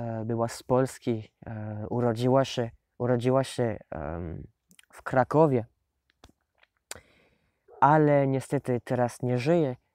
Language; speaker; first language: Polish; non-native, learner; French